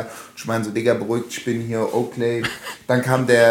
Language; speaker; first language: German; native; German